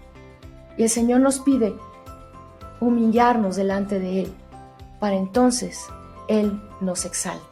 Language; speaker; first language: Spanish; native; Spanish